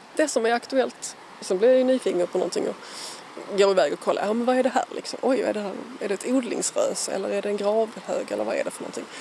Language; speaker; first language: Swedish; native; Swedish